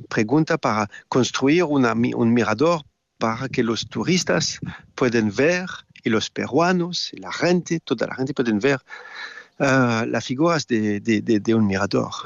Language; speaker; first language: Spanish; non-native, learner; French